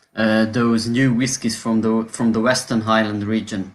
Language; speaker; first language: English; non-native, fluent; Hungarian